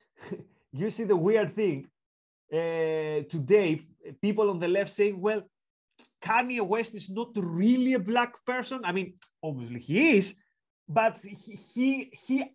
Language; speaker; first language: English; non-native, fluent; Greek